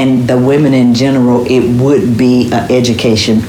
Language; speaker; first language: English; native; English